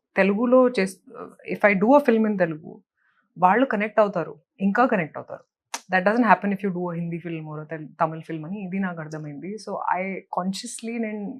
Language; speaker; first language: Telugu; non-native, local second language; Hindi